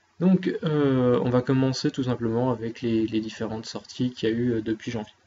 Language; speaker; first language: French; native; French